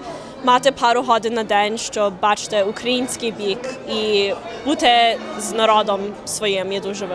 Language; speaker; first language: Ukrainian; early bilingual, heritage; English